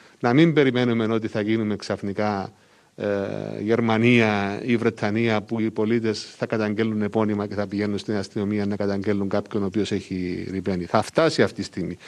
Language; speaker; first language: Greek; native; Greek